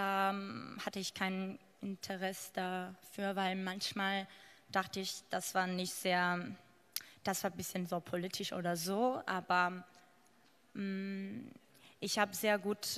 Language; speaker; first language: German; non-native, fluent; Georgian